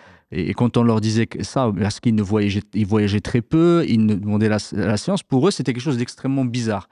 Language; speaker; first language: French; native; French